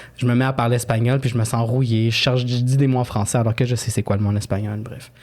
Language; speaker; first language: French; early bilingual, other home language; Spanish